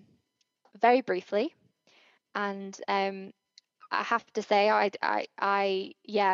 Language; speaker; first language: English; native; English